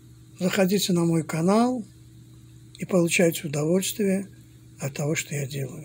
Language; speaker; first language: Russian; non-native, fluent; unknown